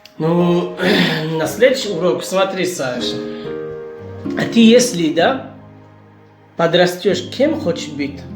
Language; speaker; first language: Russian; non-native, local second language; Tajik